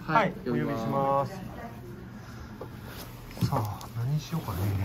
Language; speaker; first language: Japanese; native; Japanese